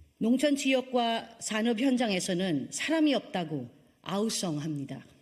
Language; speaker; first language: Korean; non-native, fluent; Filipino